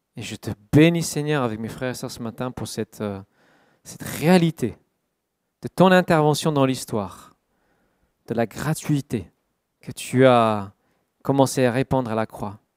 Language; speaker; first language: French; non-native, fluent; English